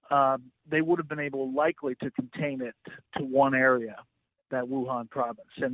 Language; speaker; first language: English; native; English